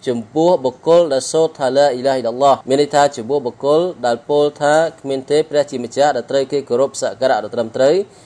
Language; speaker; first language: Khmer; non-native, local second language; Eastern Cham